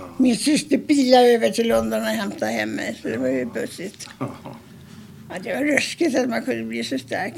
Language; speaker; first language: Swedish; early bilingual, other home language; German